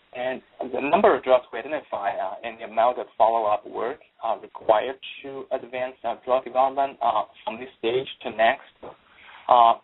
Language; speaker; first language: English; non-native, fluent; Chinese